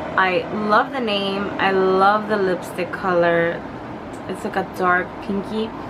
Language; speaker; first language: English; native; English